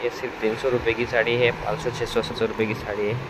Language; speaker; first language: Hindi; non-native, local second language; Marathi